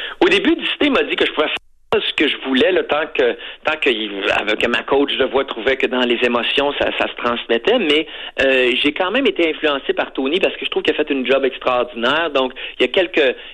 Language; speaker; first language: French; native; French